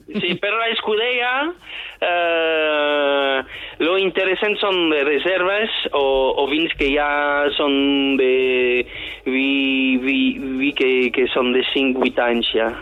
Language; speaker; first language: Catalan; non-native, fluent; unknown